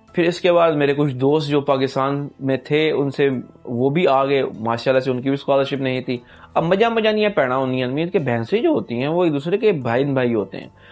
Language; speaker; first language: Urdu; non-native, local second language; Punjabi